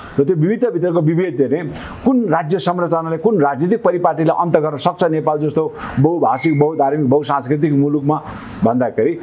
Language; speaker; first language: Nepali; non-native, local second language; Sherpa